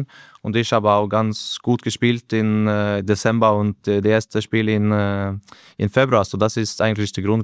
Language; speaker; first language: German; non-native, learner; Norwegian